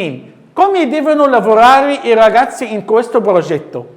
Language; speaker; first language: Italian; non-native, fluent; Arabic